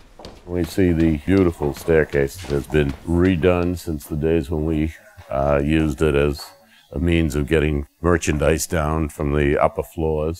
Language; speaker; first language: English; native; English